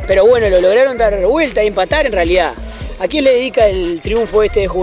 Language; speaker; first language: Spanish; native; Spanish